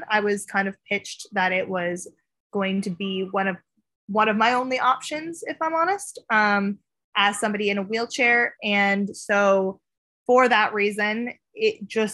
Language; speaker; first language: English; native; English